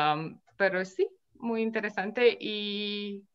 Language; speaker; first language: Spanish; non-native, fluent; Romanian